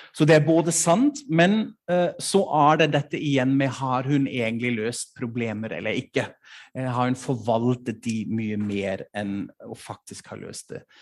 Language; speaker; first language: Norwegian; non-native, fluent; German